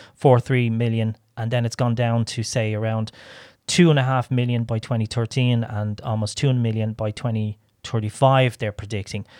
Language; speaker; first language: English; native; English